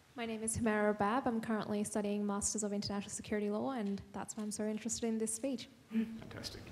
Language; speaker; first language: English; non-native, fluent; Khmer